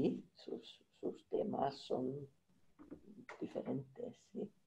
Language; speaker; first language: Spanish; non-native, fluent; Finnish